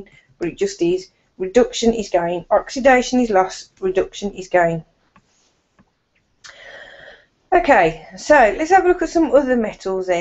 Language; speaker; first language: English; native; English